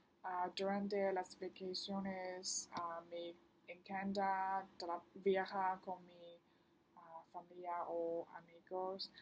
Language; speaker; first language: Spanish; non-native, learner; Chinese